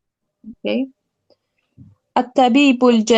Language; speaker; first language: Arabic; non-native, learner; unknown